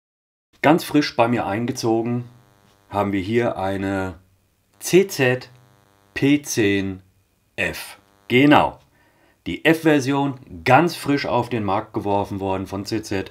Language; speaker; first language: German; native; German